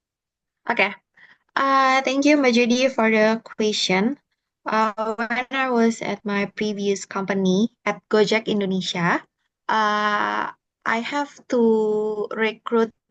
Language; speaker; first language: English; non-native, learner; Indonesian